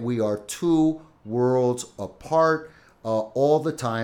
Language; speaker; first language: English; native; English